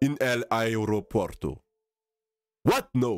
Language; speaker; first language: Spanish; non-native, learner; English